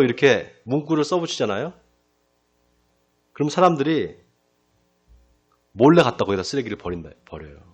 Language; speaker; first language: Korean; native; Korean